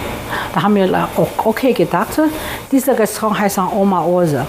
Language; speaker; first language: German; non-native, fluent; Chinese